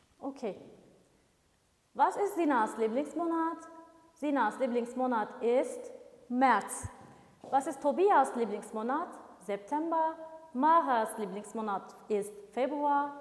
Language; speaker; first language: German; non-native, fluent; Turkish